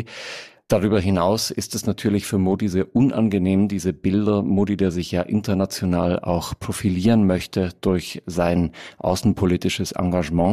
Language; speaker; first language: German; native; German